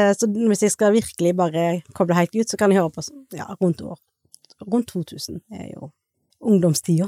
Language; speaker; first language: Norwegian; native; Norwegian